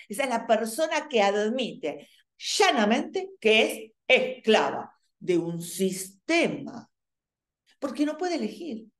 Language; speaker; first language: Spanish; native; Spanish